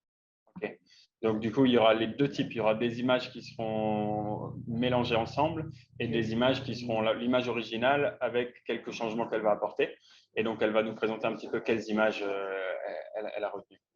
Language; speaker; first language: French; native; French